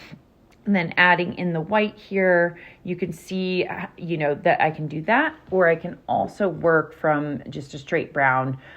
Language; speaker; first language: English; native; English